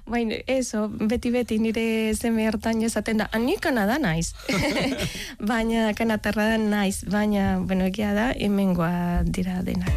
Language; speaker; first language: Basque; non-native, learner; Spanish